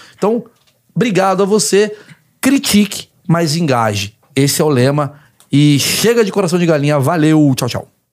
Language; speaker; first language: Portuguese; native; Portuguese